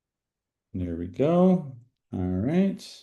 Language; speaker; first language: English; native; English